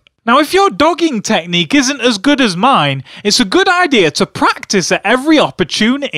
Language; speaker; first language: English; native; English